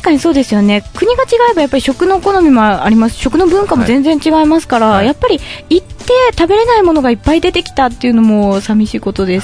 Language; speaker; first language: Japanese; native; Japanese